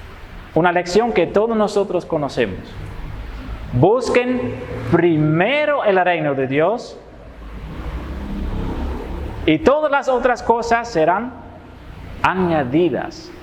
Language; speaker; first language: Spanish; non-native, fluent; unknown